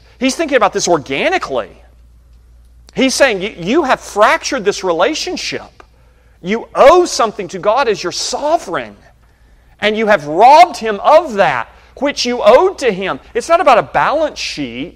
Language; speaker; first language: English; native; English